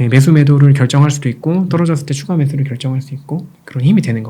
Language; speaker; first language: Korean; native; Korean